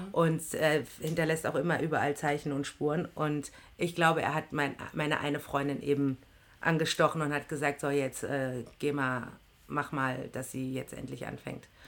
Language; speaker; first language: German; native; German